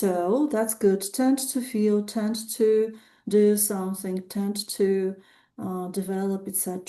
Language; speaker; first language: English; non-native, fluent; Russian